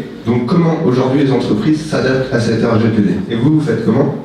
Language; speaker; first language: French; native; French